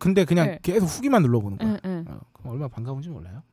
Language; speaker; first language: Korean; native; Korean